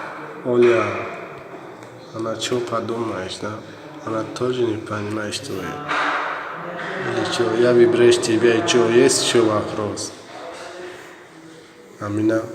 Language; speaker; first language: Russian; non-native, learner; Tajik